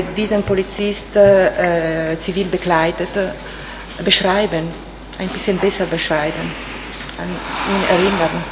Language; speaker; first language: German; non-native, fluent; Italian